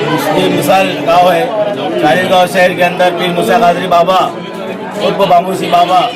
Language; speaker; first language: Hindi; non-native, local second language; Urdu